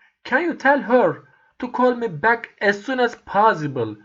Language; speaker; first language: English; non-native, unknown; Turkish